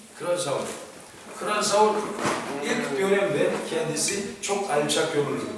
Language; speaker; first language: Turkish; non-native, fluent; Korean